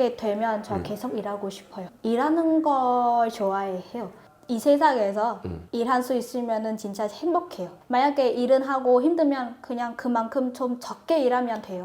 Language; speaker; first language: Korean; non-native, fluent; Vietnamese